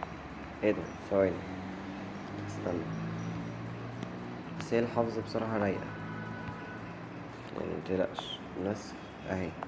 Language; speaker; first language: Arabic; native; Arabic